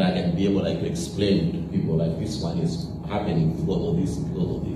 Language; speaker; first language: English; non-native, local second language; Nyanja